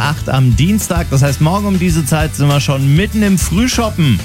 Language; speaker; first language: German; native; German